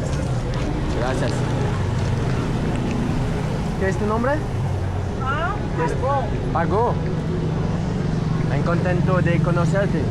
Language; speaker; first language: Spanish; non-native, learner; French